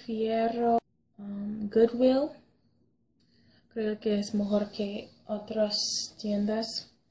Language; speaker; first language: Spanish; non-native, learner; English